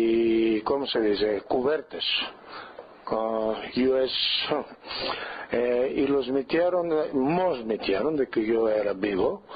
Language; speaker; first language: Spanish; non-native, fluent; Greek